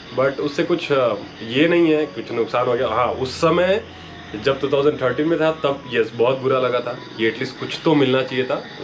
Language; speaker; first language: Hindi; non-native, local second language; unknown